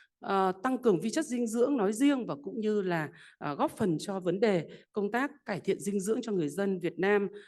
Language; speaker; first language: Vietnamese; native; Vietnamese